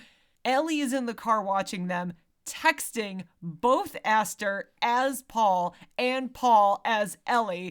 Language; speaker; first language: English; native; English